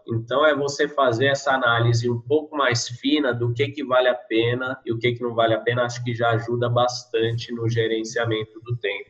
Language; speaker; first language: Portuguese; early bilingual, other home language; Norwegian